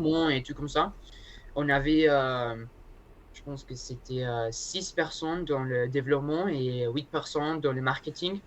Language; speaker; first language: French; non-native, learner; Spanish